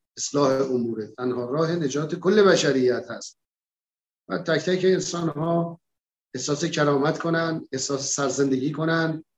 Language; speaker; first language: Persian; native; Persian